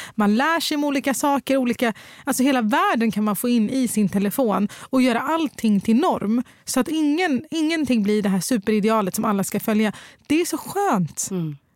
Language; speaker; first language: Swedish; early bilingual, other home language; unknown